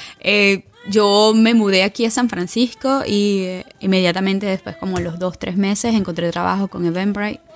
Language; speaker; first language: Spanish; native; Spanish